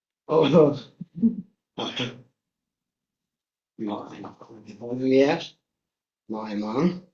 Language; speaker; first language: German; non-native, learner; Tibetan